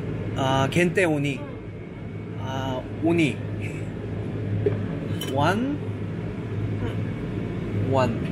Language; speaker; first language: Japanese; non-native, learner; Korean